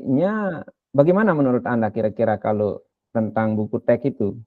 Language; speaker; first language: Indonesian; non-native, local second language; Sasak